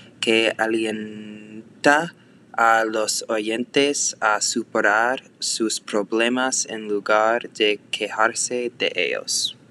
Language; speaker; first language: Spanish; non-native, learner; English